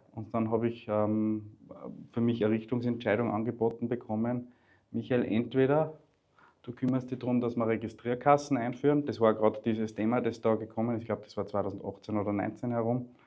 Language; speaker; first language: German; native; German